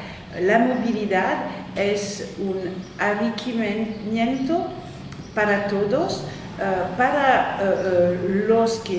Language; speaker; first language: Spanish; non-native, fluent; French